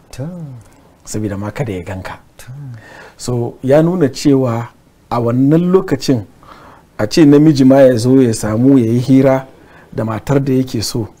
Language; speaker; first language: Hausa; non-native, local second language; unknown